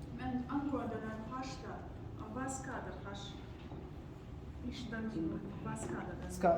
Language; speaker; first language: Norwegian; non-native, learner; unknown